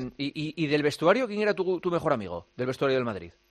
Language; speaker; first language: Spanish; native; Spanish